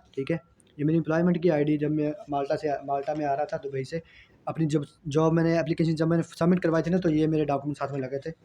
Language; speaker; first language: Urdu; non-native, local second language; Punjabi